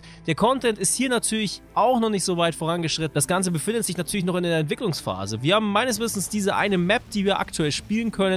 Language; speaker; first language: German; native; German